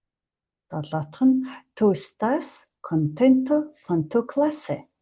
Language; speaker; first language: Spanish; non-native, fluent; Mongolian